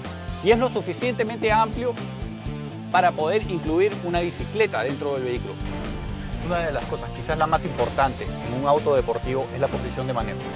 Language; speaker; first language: Spanish; native; Spanish